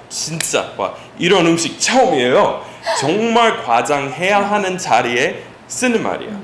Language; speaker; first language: Korean; non-native, fluent; English